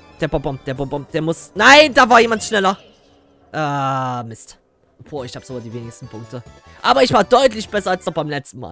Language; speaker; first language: German; native; German